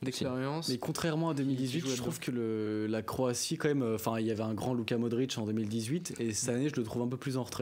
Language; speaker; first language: French; native; French